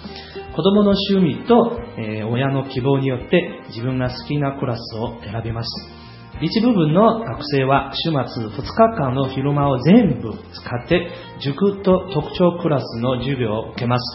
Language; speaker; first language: Japanese; non-native, fluent; Chinese